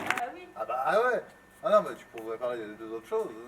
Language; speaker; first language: French; native; French